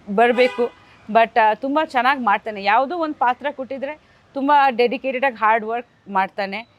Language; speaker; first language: Kannada; non-native, fluent; Bangla